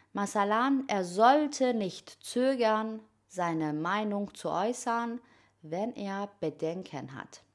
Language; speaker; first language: German; non-native, fluent; Persian